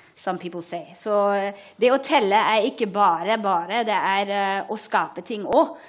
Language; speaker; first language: Norwegian; non-native, fluent; German